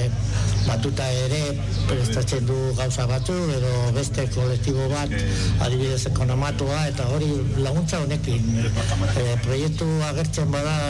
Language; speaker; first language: Basque; non-native, local second language; Spanish